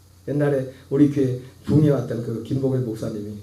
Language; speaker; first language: Korean; native; Korean